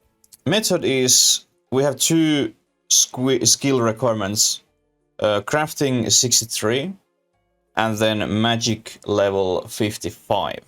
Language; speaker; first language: English; non-native, learner; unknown